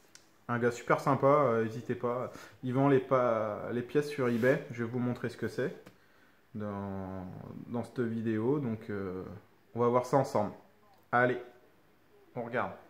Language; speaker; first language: French; native; French